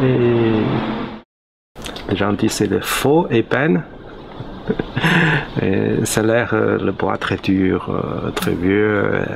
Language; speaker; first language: French; non-native, learner; Chinese